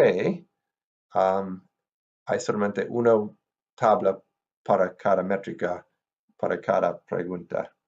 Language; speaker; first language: Spanish; non-native, fluent; English